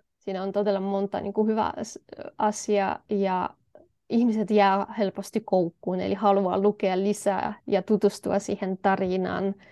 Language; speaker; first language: Finnish; non-native, fluent; Polish